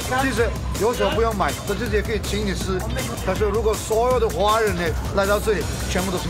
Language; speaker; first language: Chinese; non-native, fluent; Turkish